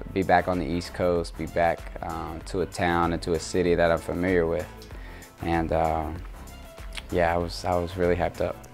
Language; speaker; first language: English; native; English